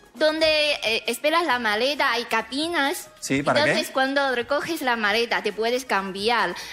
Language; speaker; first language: Spanish; non-native, fluent; Chinese